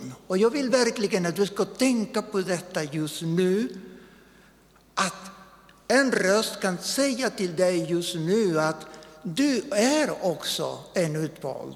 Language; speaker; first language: Swedish; non-native, fluent; Spanish